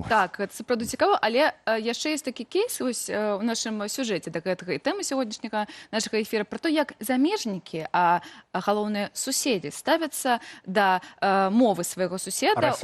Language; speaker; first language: Belarusian; native; Belarusian